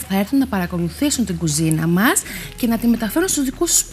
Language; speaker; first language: Greek; native; Greek